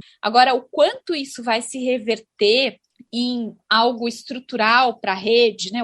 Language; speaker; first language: Portuguese; native; Portuguese